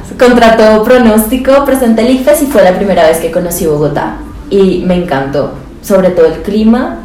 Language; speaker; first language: Spanish; native; Spanish